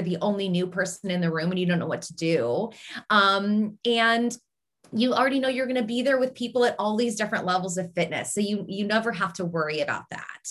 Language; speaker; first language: English; native; English